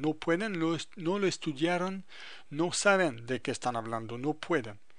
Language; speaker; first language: Spanish; non-native, fluent; French